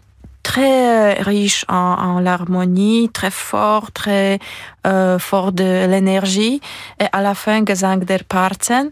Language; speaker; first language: French; non-native, fluent; Polish